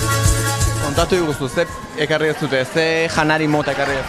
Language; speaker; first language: Basque; native; Basque